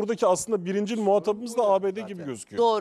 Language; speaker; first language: Turkish; native; Turkish